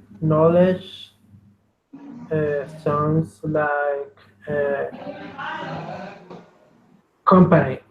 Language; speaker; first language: English; non-native, learner; Spanish